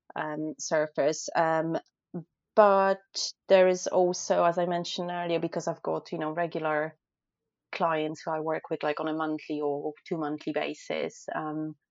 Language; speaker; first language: English; non-native, fluent; Polish